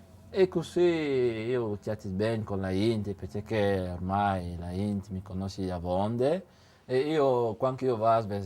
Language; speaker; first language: Italian; non-native, learner; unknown